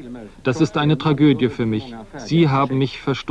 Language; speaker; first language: German; native; German